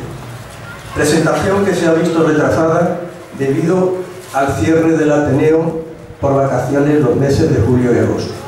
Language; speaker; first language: Spanish; native; Spanish